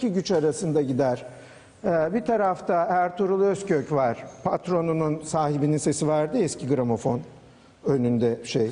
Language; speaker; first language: Turkish; native; Turkish